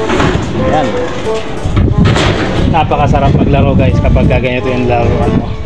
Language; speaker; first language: Filipino; native; Filipino